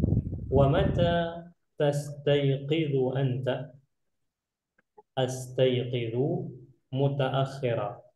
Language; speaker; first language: Arabic; non-native, fluent; Indonesian